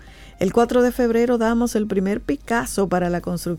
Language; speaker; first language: Spanish; native; Spanish